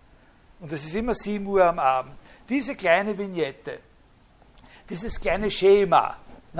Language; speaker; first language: German; native; German